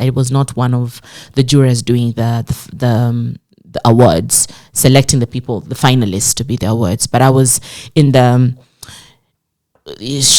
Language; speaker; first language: English; non-native, local second language; Swahili